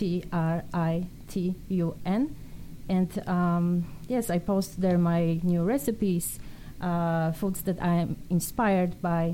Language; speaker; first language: English; non-native, fluent; Polish